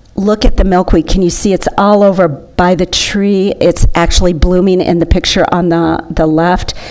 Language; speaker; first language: English; native; English